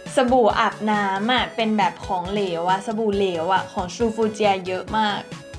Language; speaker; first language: Thai; native; Thai